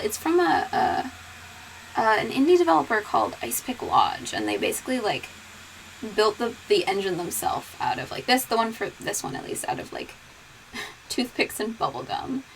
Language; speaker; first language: English; native; English